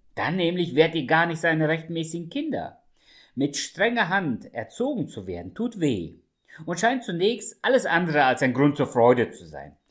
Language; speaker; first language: German; early bilingual, other home language; Russian